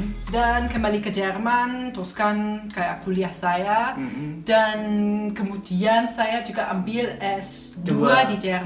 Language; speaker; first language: Indonesian; non-native, fluent; German